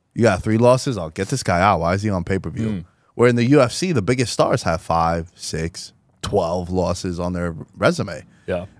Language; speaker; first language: English; native; English